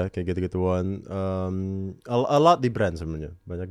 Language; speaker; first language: Indonesian; non-native, local second language; English